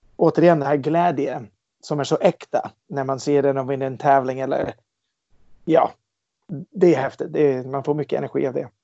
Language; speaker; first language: Swedish; non-native, fluent; English